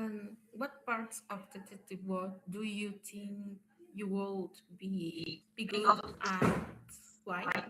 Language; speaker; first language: English; non-native, learner; Spanish